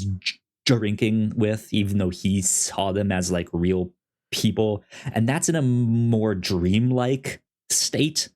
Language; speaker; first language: English; native; English